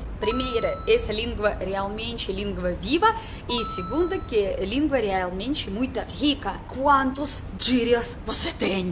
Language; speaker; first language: Portuguese; non-native, learner; Russian